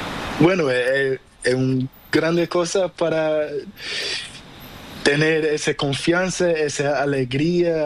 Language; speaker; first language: Spanish; non-native, learner; Portuguese